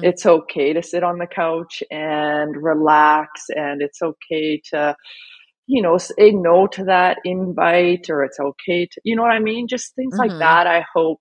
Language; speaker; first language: English; native; English